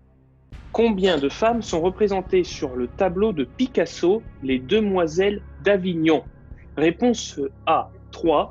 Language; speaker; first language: French; native; French